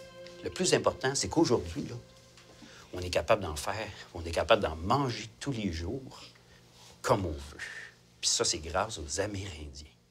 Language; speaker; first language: French; native; French